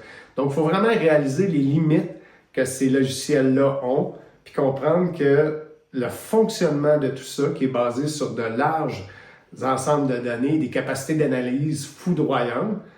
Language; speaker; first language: French; native; French